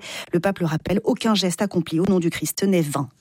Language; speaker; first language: French; native; French